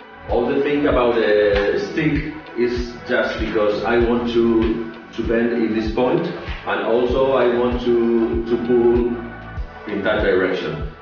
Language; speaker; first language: English; non-native, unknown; Spanish